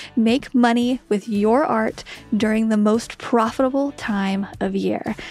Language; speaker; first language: English; native; English